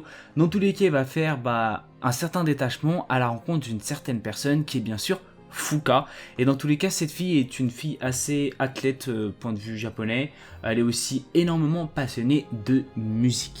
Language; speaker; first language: French; native; French